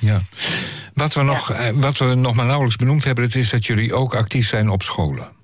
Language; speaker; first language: Dutch; native; Dutch